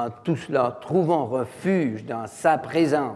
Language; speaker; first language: French; native; French